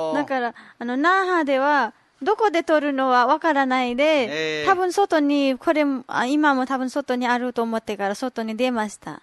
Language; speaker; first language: Japanese; non-native, learner; Nepali